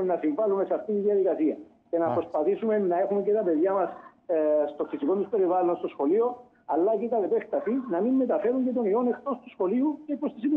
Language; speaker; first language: Greek; native; Greek